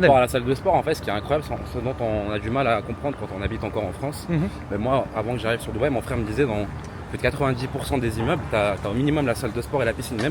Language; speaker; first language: French; native; French